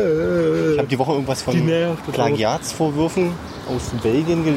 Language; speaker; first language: German; native; German